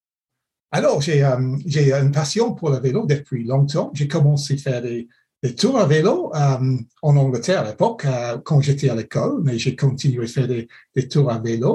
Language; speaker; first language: French; non-native, fluent; English